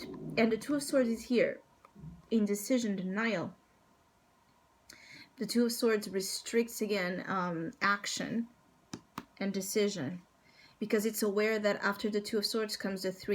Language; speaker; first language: English; non-native, fluent; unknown